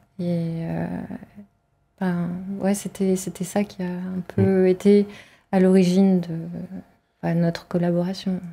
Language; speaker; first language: French; native; French